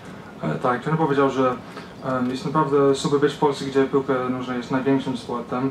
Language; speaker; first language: Polish; early bilingual, heritage; Polish